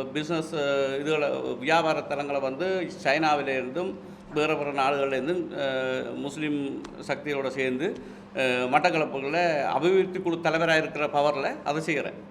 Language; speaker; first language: Tamil; native; Tamil